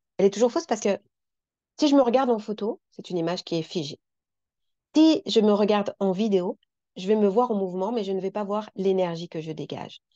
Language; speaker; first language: French; native; French